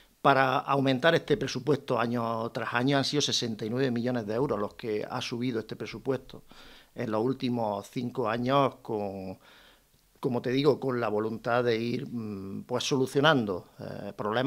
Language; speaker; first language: Spanish; native; Spanish